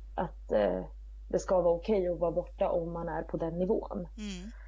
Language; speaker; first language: Swedish; native; Swedish